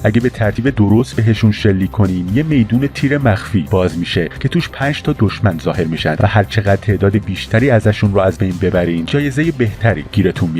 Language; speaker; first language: Persian; native; Persian